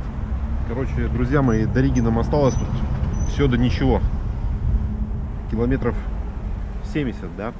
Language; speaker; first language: Russian; native; Russian